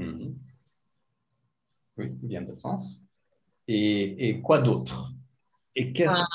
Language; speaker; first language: French; non-native, fluent; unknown